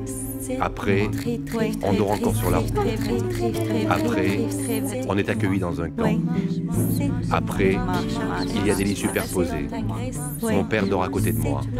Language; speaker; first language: French; non-native, learner; Arabic